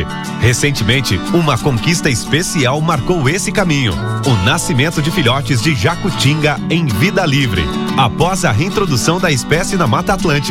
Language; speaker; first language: Portuguese; native; Portuguese